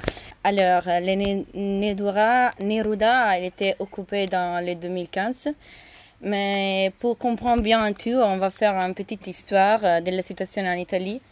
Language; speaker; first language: French; non-native, learner; Italian